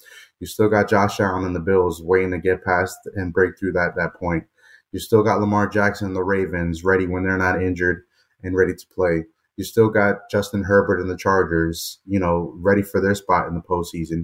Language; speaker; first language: English; native; English